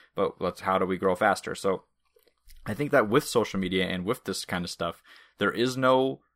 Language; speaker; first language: English; non-native, fluent; Russian